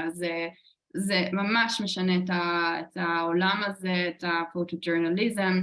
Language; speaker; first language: Hebrew; non-native, fluent; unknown